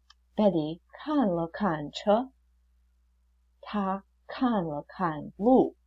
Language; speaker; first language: Chinese; non-native, fluent; English